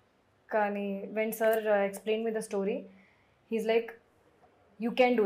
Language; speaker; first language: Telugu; non-native, fluent; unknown